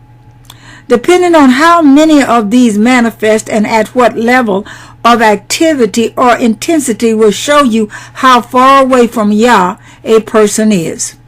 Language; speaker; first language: English; native; English